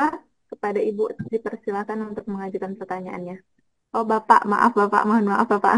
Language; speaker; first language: Indonesian; native; Indonesian